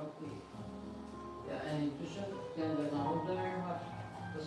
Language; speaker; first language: Dutch; native; Dutch